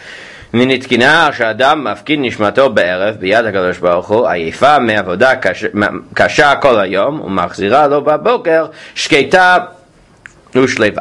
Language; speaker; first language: Hebrew; non-native, fluent; English